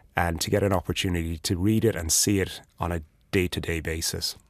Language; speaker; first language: English; native; English